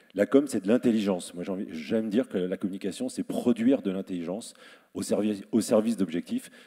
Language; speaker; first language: French; native; French